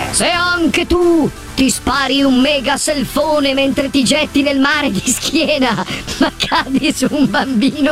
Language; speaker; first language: Italian; native; Italian